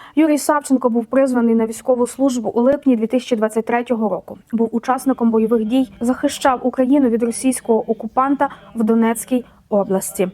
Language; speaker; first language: Ukrainian; native; Ukrainian